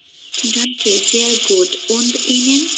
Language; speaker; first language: German; non-native, learner; Bangla